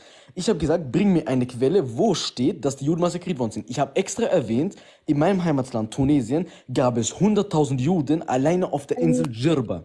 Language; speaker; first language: German; early bilingual, other home language; Arabic